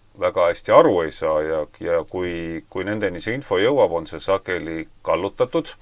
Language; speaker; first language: Estonian; native; Estonian